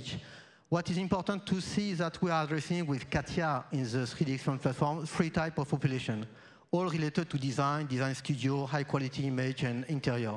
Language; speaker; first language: English; non-native, fluent; French